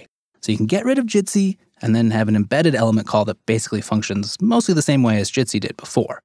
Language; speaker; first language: English; native; English